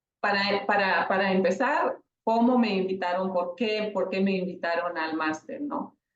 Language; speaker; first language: Spanish; non-native, fluent; Romanian